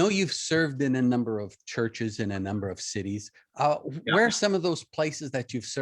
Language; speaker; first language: English; native; English